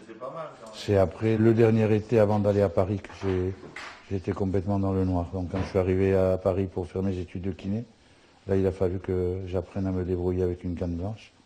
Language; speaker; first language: French; native; French